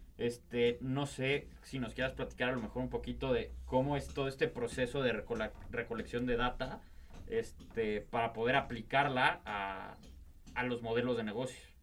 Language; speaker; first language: Spanish; native; Spanish